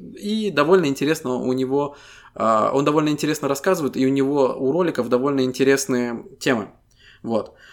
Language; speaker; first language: Russian; native; Russian